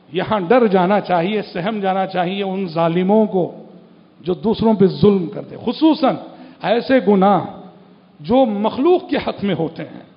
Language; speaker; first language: Urdu; native; Urdu